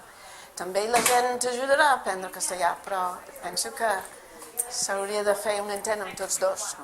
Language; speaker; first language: Catalan; non-native, fluent; English